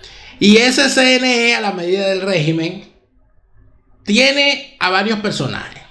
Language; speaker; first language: Spanish; native; Spanish